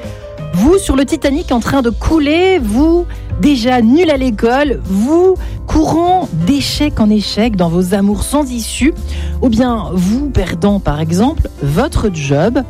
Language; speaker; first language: French; native; French